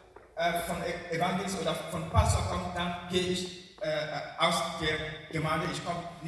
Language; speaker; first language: German; non-native, learner; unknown